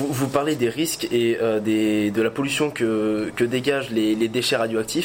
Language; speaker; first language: French; native; French